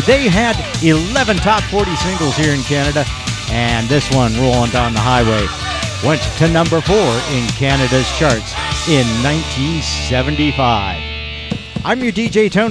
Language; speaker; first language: English; native; English